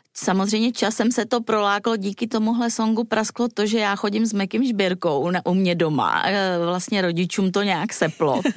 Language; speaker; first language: Czech; native; Czech